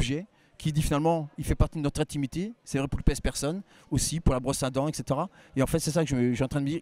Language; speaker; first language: French; native; French